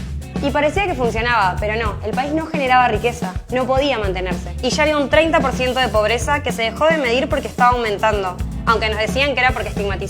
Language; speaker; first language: Spanish; native; Spanish